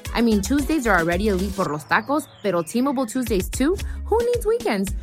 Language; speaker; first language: English; early bilingual, other home language; Spanish